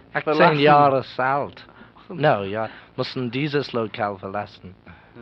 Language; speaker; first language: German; non-native, learner; English